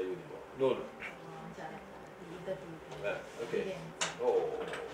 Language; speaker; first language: English; non-native, fluent; Indonesian